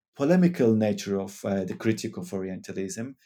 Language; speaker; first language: English; non-native, fluent; Turkish